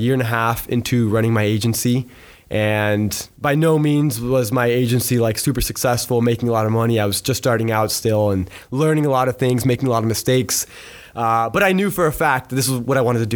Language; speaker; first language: English; native; English